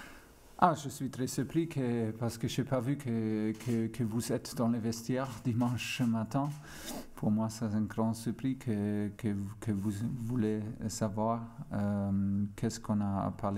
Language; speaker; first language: French; non-native, fluent; German